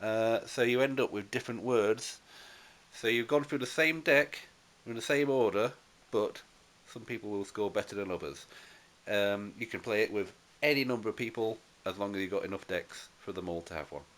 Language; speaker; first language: English; native; English